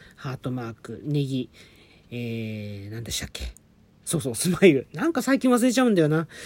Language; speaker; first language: Japanese; native; Japanese